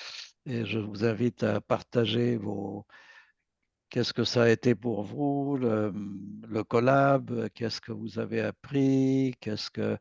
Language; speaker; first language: French; native; French